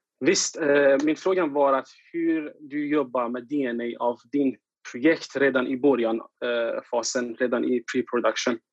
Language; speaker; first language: Swedish; non-native, learner; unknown